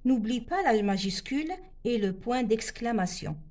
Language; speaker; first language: French; non-native, local second language; Arabic